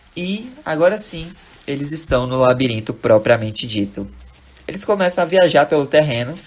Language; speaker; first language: Portuguese; native; Portuguese